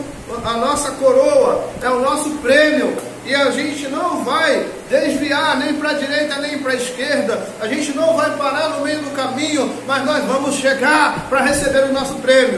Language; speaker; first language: Portuguese; native; Portuguese